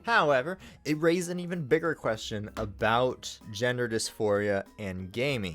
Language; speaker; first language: English; native; English